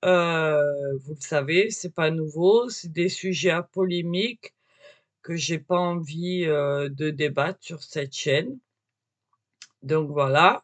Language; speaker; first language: French; native; French